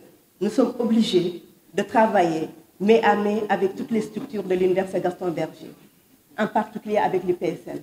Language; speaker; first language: French; non-native, local second language; Wolof